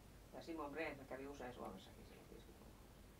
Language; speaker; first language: Finnish; native; Finnish